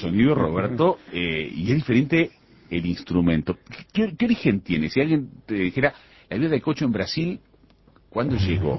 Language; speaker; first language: Spanish; native; Spanish